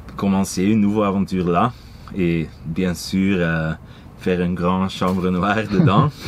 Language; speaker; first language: French; non-native, local second language; Dutch